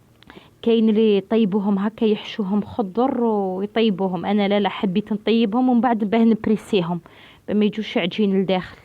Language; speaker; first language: Arabic; native; Arabic